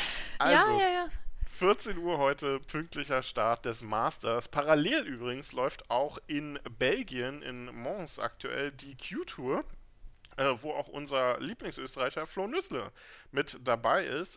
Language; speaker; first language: German; native; German